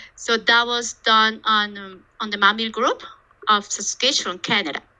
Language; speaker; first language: English; non-native, fluent; Spanish